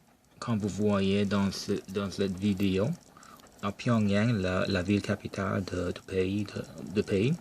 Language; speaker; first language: French; non-native, local second language; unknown